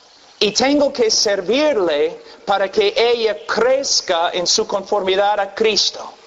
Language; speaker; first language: Spanish; non-native, fluent; English